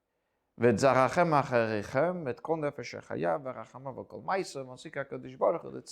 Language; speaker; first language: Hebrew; non-native, fluent; French